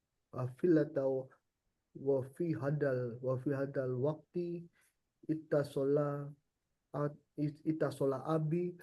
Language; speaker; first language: Arabic; non-native, learner; Indonesian